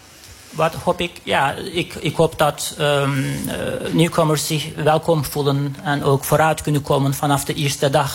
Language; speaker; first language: Dutch; non-native, fluent; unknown